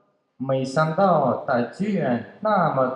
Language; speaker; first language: Chinese; non-native, learner; Russian